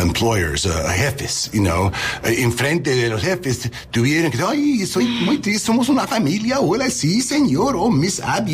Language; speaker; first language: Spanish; non-native, learner; English